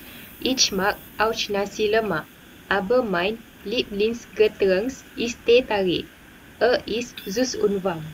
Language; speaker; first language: German; non-native, learner; Malay